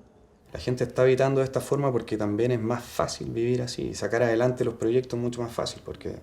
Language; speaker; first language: Spanish; native; Spanish